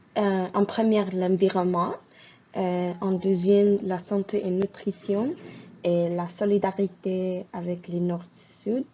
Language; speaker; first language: French; non-native, fluent; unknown